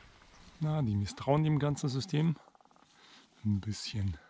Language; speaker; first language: German; native; German